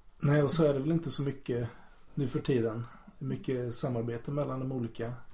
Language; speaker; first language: Swedish; native; Swedish